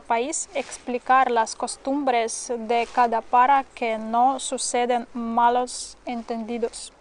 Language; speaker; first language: Spanish; non-native, fluent; Russian